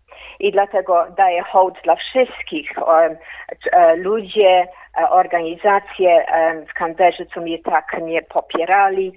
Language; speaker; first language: Polish; early bilingual, heritage; Polish